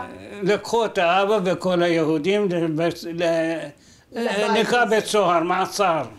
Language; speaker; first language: Hebrew; non-native, fluent; Arabic